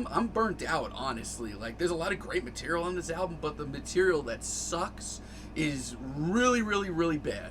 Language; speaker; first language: English; native; English